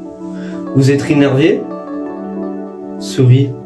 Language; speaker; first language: French; early bilingual, other home language; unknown